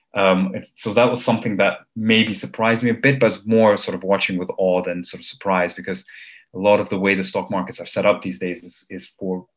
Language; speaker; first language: English; early bilingual, other home language; Armenian